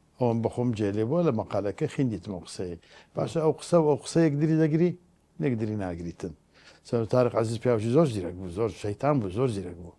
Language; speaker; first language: Central Kurdish; non-native, local second language; Turkish